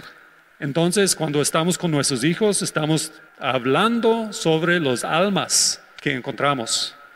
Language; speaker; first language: Spanish; non-native, fluent; English